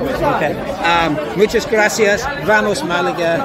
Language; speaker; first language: Spanish; non-native, learner; English